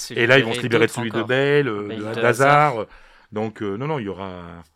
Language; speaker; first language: French; native; French